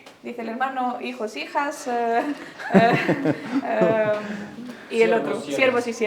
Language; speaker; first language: Spanish; non-native, fluent; Romanian